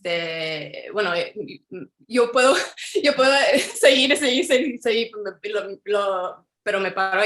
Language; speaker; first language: Spanish; early bilingual, heritage; Spanish